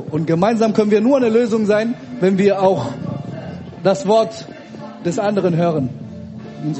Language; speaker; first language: German; early bilingual, other home language; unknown